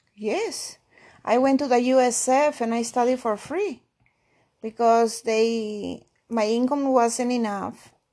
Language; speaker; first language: English; non-native, fluent; Spanish